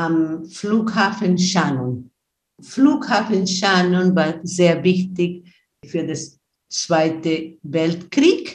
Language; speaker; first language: German; non-native, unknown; Spanish